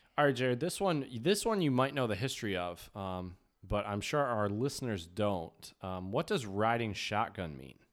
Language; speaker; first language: English; native; English